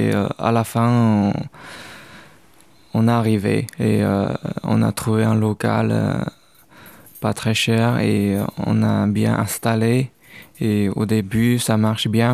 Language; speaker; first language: French; non-native, learner; Chinese